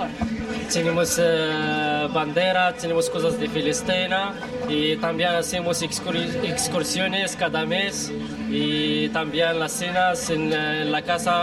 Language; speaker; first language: Spanish; non-native, learner; Arabic